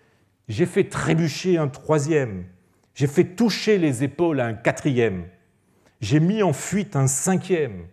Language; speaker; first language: French; native; French